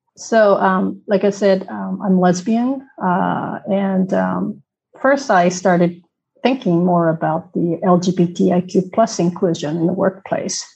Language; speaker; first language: English; non-native, fluent; Japanese